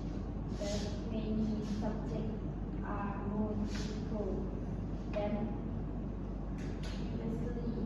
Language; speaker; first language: English; non-native, learner; Lao